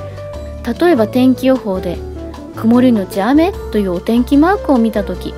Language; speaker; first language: Japanese; native; Japanese